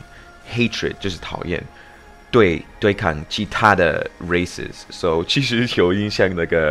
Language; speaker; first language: Chinese; non-native, fluent; English